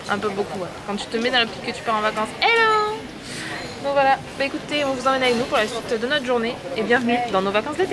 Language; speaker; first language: French; native; French